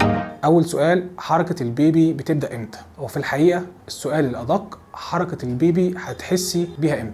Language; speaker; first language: Arabic; native; Arabic